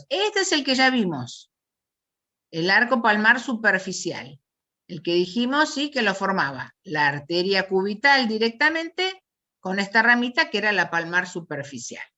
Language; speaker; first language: Spanish; native; Spanish